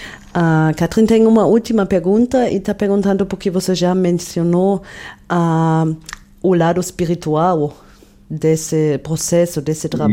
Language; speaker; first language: Portuguese; non-native, fluent; German